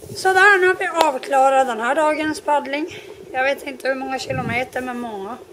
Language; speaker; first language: Swedish; native; Swedish